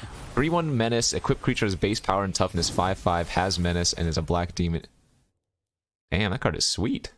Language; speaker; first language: English; native; English